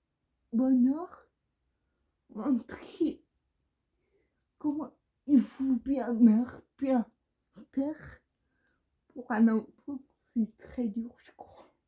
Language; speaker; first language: French; non-native, learner; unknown